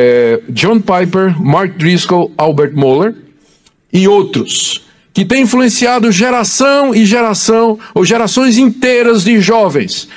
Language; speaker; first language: Portuguese; native; Portuguese